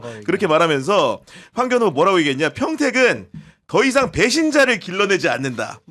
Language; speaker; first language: Korean; native; Korean